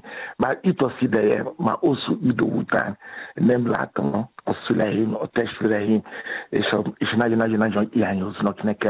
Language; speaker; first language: Hungarian; non-native, fluent; Yoruba